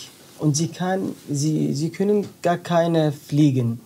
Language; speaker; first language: German; non-native, learner; Arabic